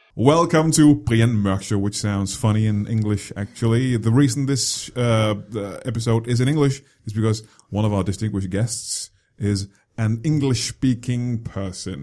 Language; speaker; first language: English; non-native, fluent; Danish